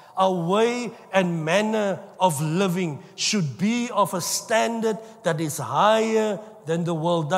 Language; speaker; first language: English; non-native, local second language; Afrikaans